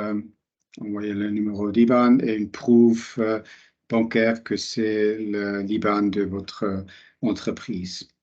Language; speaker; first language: French; non-native, local second language; German